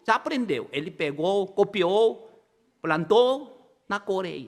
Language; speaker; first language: Portuguese; non-native, learner; Korean